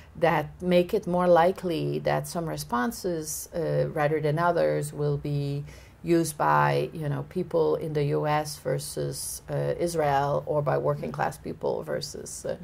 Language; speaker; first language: English; native; English